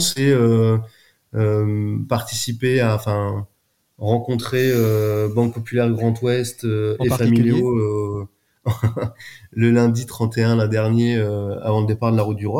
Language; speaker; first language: French; native; French